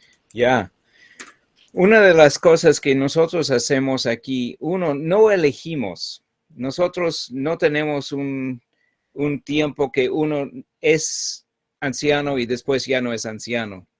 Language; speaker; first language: Spanish; non-native, fluent; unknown